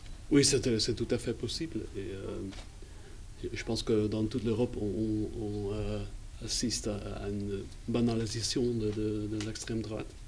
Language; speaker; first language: French; non-native, fluent; Dutch